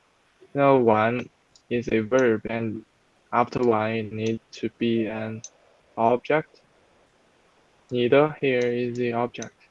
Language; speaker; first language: English; non-native, fluent; Chinese